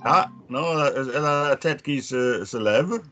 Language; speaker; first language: French; non-native, fluent; English